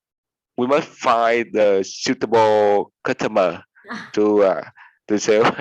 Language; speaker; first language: English; non-native, learner; Vietnamese